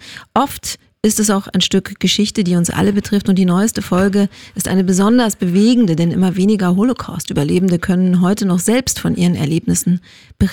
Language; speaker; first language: German; native; German